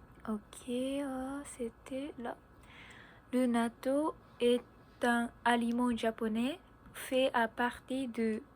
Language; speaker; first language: French; non-native, learner; Japanese